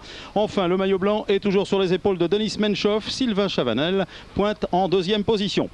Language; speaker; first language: French; native; French